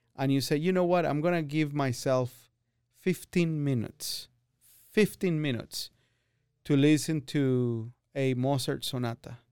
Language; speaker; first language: English; non-native, fluent; Spanish